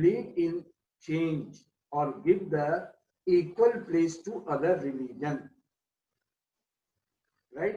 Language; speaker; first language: English; non-native, local second language; Hindi